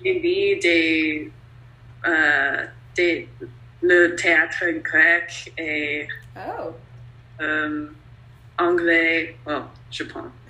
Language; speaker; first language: French; non-native, learner; English